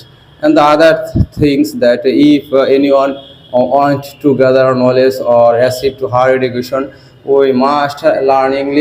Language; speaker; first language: English; non-native, learner; Bangla